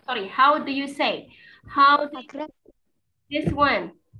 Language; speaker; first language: English; non-native, fluent; Indonesian